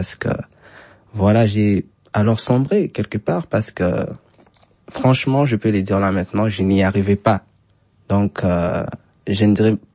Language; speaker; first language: French; non-native, local second language; Swahili